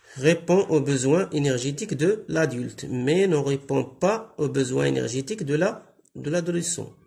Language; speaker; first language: French; non-native, local second language; Arabic